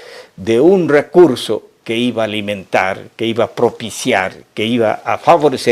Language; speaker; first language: Spanish; native; Spanish